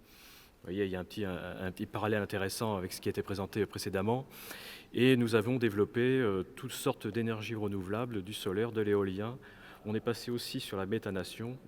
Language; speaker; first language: French; native; French